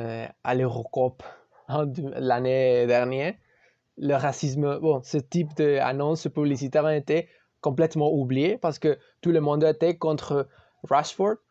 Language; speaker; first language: French; non-native, learner; Spanish